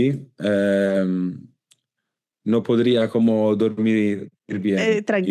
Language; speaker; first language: Spanish; non-native, learner; Italian